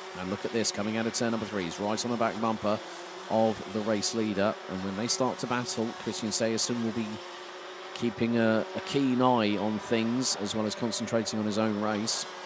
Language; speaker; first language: English; non-native, fluent; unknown